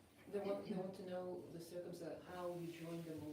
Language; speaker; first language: English; non-native, fluent; Russian